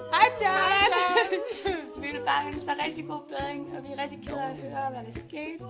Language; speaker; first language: Danish; native; Danish